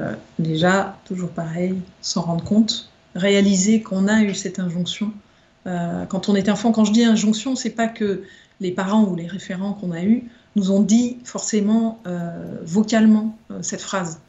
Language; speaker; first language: French; native; French